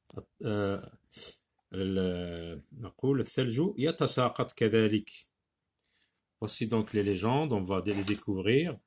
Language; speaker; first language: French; non-native, local second language; Arabic